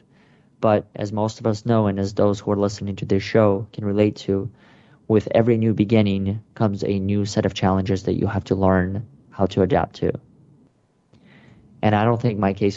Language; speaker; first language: English; early bilingual, other home language; Russian